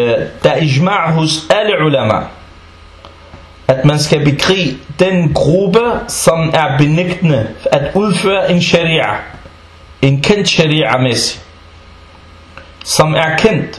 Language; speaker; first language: Danish; early bilingual, other home language; Arabic